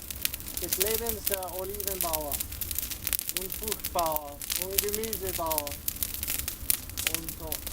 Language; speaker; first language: German; non-native, learner; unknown